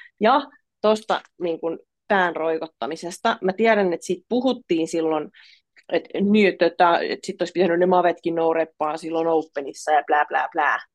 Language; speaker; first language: Finnish; native; Finnish